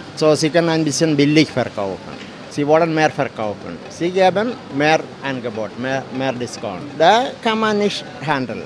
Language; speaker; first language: German; non-native, learner; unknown